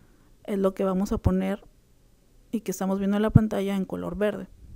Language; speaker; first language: Spanish; native; Spanish